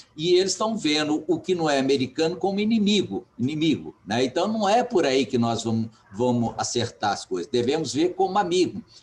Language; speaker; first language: Portuguese; native; Portuguese